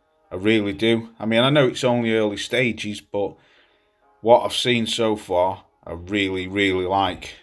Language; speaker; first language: English; native; English